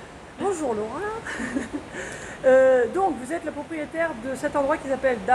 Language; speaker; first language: French; native; French